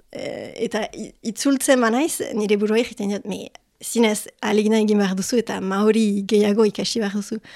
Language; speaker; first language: Basque; non-native, local second language; French